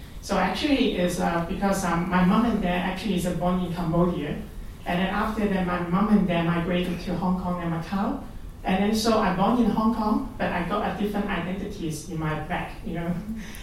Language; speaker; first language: English; non-native, local second language; Cantonese